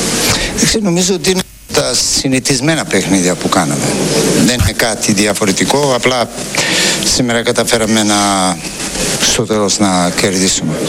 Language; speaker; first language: Greek; non-native, fluent; Serbian